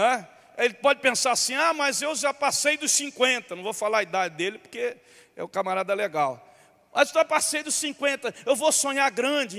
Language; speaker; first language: Portuguese; native; Portuguese